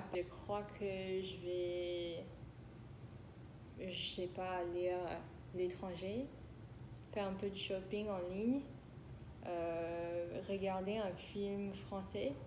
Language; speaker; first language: French; non-native, fluent; English